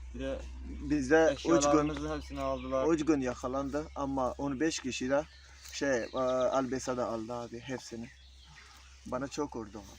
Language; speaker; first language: Turkish; non-native, fluent; Arabic